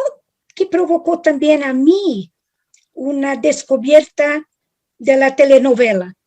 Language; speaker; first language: Spanish; non-native, fluent; Italian